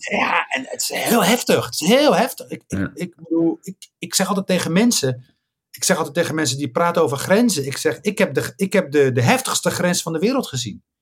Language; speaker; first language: Dutch; early bilingual, other home language; Riffian